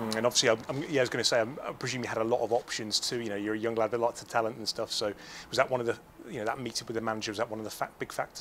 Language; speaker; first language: English; native; English